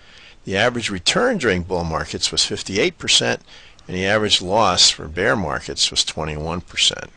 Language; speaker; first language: English; native; English